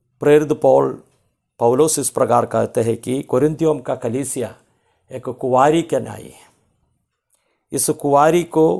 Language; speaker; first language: Hindi; non-native, local second language; Malayalam